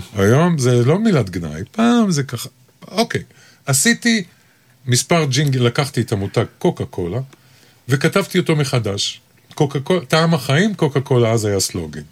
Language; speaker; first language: Hebrew; early bilingual, other home language; Russian